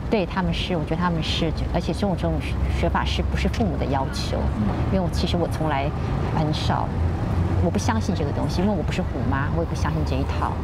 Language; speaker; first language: Chinese; native; Chinese